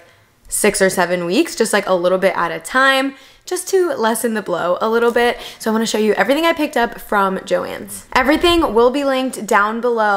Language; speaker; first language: English; native; English